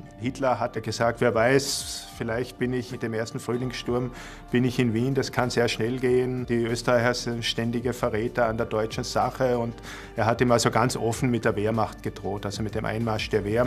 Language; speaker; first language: German; native; German